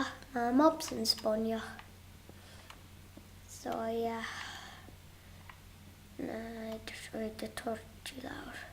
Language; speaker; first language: Welsh; non-native, local second language; English